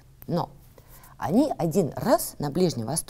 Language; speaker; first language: Russian; native; Russian